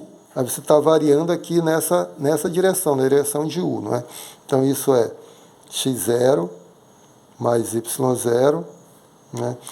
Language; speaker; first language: Portuguese; native; Portuguese